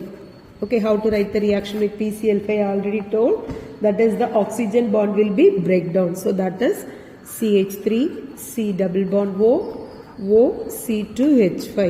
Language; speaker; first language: English; non-native, local second language; Tamil